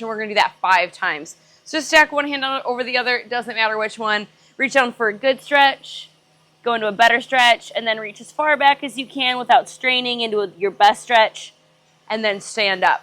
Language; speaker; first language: English; native; English